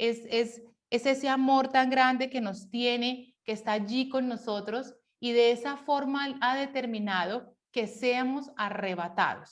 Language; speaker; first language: Spanish; native; Spanish